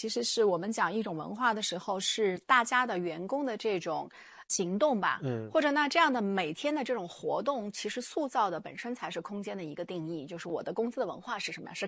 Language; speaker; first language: Chinese; native; Chinese